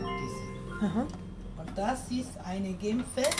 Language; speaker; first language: German; non-native, fluent; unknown